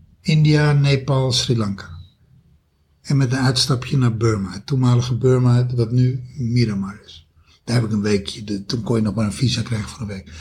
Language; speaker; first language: Dutch; early bilingual, other home language; German